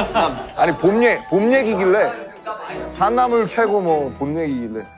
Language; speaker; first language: Korean; native; Korean